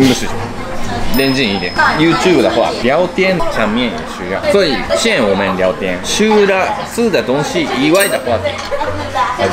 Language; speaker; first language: Chinese; non-native, fluent; Japanese